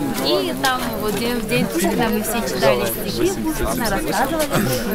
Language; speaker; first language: Russian; non-native, fluent; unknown